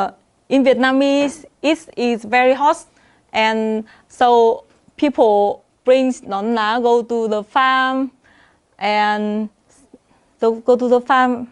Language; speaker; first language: English; non-native, learner; Vietnamese